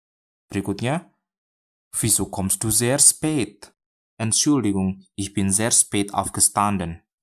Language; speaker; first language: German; non-native, fluent; Indonesian